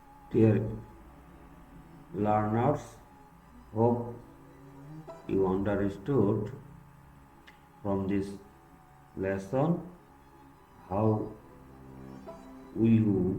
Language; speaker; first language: English; non-native, local second language; Bangla